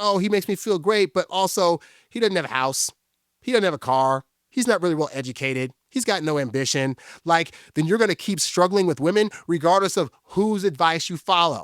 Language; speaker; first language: English; native; English